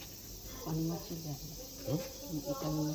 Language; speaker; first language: Japanese; non-native, learner; Filipino